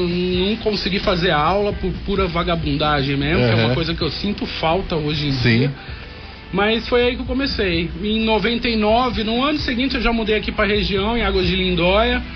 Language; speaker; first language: Portuguese; native; Portuguese